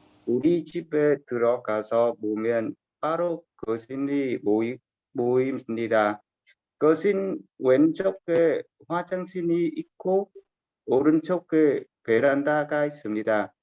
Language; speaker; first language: Korean; non-native, learner; Vietnamese